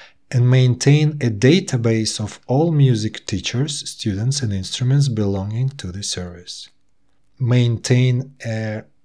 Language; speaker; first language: English; non-native, fluent; Russian